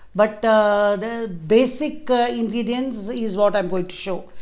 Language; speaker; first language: English; non-native, local second language; Kannada